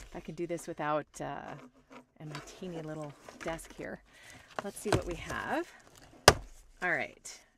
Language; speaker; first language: English; native; English